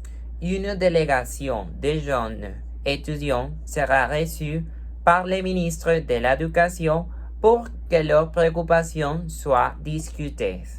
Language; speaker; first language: French; non-native, learner; Spanish